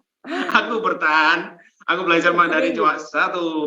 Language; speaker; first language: Indonesian; non-native, fluent; English